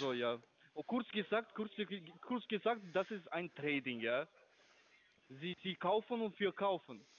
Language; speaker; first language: German; non-native, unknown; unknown